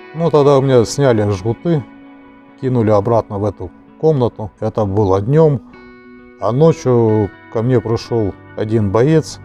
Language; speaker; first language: Russian; native; Russian